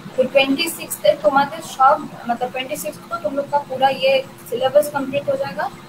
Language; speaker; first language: Hindi; non-native, local second language; Bangla